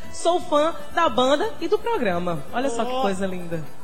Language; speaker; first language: Portuguese; native; Portuguese